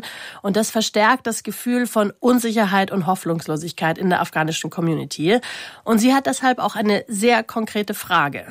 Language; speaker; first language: German; native; German